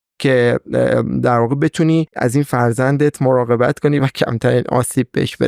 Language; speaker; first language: Persian; native; Persian